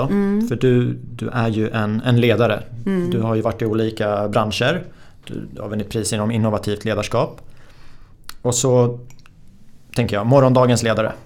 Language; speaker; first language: Swedish; native; Swedish